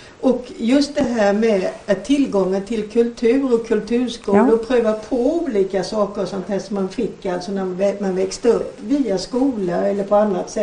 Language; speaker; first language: Swedish; native; Swedish